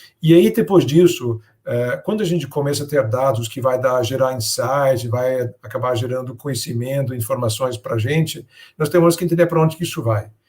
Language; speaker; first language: Portuguese; non-native, fluent; Danish